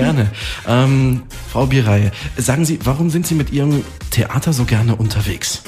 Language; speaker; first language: German; native; German